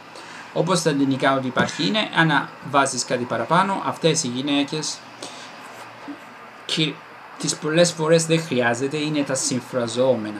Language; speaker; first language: Greek; non-native, fluent; Italian